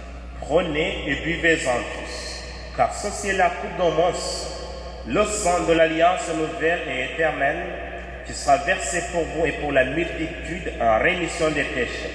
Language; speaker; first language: French; native; French